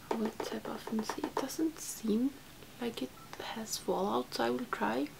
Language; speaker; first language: English; non-native, fluent; Swedish